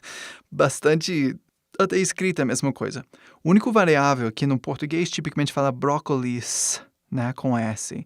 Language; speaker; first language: Portuguese; non-native, fluent; English